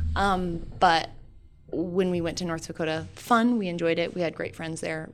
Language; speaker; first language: English; native; English